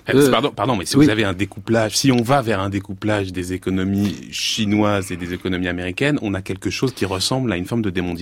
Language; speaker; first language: French; native; French